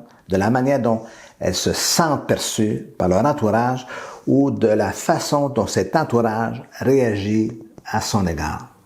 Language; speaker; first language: French; native; French